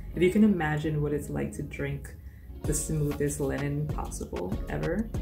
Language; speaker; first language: English; native; English